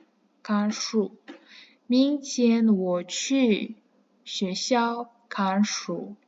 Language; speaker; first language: Chinese; non-native, fluent; Kazakh